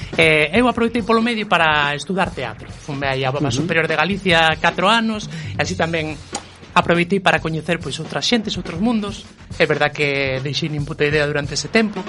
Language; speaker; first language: Galician; non-native, local second language; Spanish